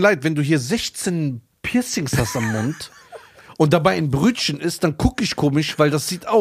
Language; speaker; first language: German; early bilingual, other home language; Persian